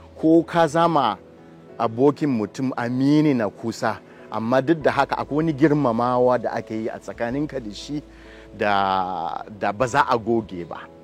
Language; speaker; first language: Hausa; non-native, fluent; Italian